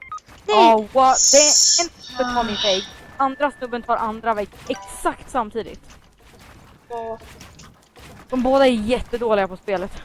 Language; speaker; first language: Swedish; native; Swedish